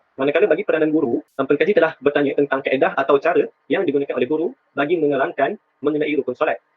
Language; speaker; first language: Malay; native; Malay